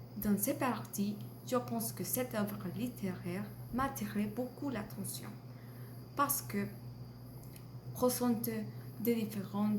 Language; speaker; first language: French; non-native, learner; Spanish